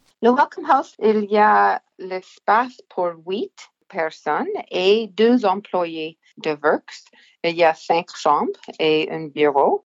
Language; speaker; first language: French; non-native, local second language; English